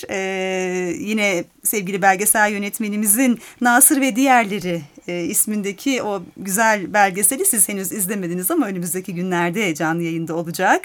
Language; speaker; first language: Turkish; native; Turkish